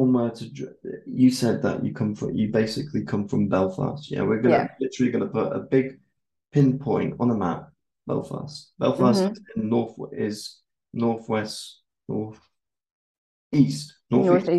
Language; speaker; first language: English; native; English